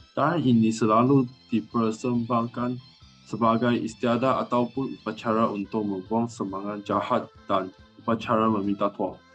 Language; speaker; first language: Malay; non-native, local second language; Chinese